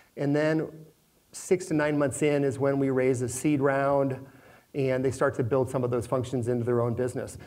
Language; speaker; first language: English; native; English